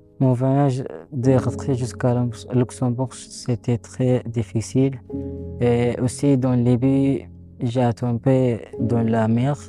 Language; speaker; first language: French; non-native, learner; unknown